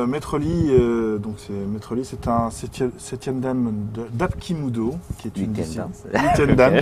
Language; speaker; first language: French; native; French